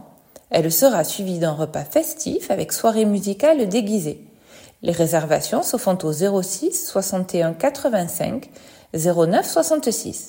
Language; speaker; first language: French; native; French